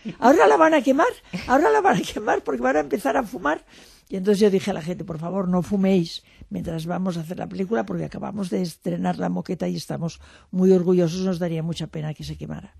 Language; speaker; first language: Spanish; non-native, local second language; French